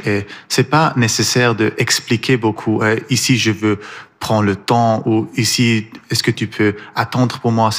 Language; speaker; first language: French; non-native, learner; Persian